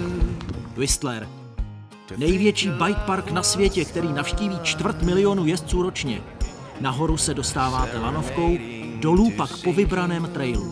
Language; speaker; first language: Czech; native; Czech